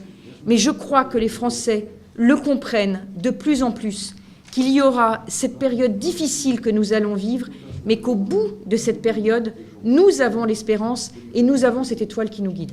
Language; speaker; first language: French; native; French